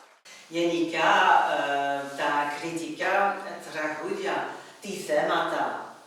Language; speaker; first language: Greek; non-native, learner; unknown